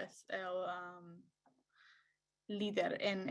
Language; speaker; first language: Spanish; non-native, learner; English